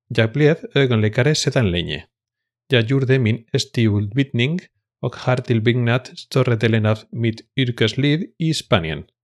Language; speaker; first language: Swedish; non-native, fluent; Spanish